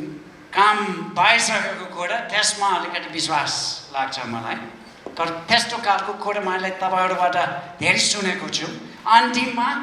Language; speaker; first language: Nepali; non-native, fluent; English